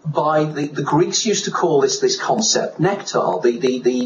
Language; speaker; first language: English; native; English